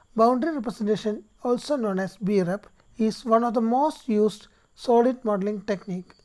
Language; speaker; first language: English; non-native, local second language; Malayalam